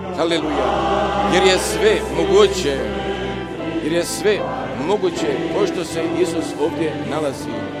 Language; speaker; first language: Croatian; non-native, fluent; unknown